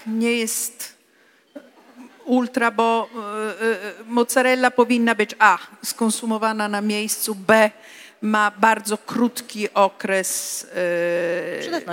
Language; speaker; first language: Polish; non-native, fluent; Italian